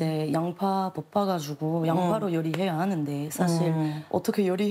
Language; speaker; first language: Korean; non-native, fluent; French